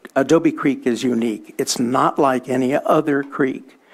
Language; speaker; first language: English; native; English